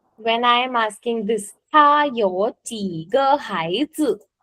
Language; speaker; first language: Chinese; non-native, fluent; Hindi